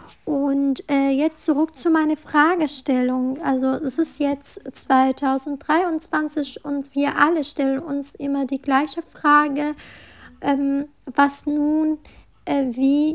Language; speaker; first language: German; non-native, fluent; Arabic